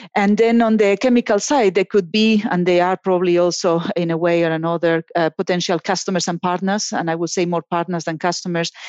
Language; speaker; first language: English; non-native, fluent; Spanish